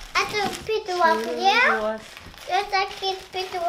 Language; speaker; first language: Romanian; early bilingual, heritage; Romanian